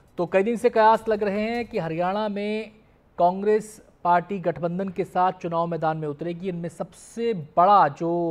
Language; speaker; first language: Hindi; native; Hindi